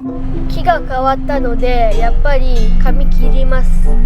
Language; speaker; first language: Japanese; non-native, learner; Filipino